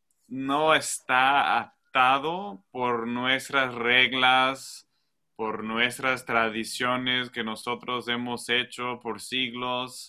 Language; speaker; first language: Spanish; non-native, fluent; English